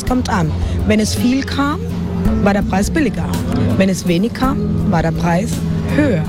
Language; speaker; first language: German; non-native, fluent; Spanish